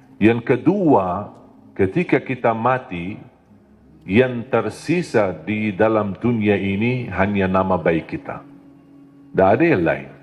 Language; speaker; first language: Malay; non-native, fluent; Arabic